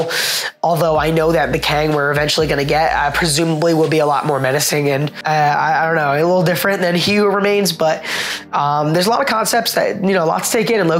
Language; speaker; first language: English; native; English